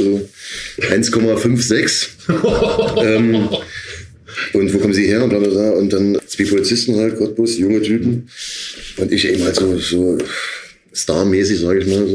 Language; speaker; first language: German; native; German